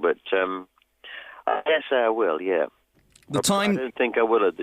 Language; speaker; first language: English; native; English